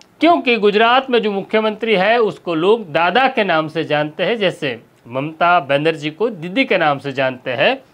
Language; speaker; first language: Hindi; non-native, local second language; Gujarati